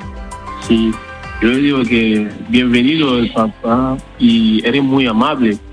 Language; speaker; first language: Spanish; non-native, learner; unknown